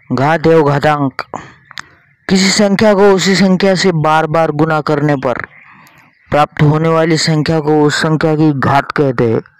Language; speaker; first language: Hindi; non-native, local second language; Marathi